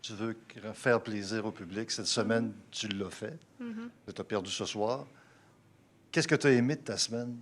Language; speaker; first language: French; native; French